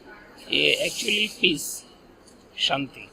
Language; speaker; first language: Hindi; non-native, local second language; Bangla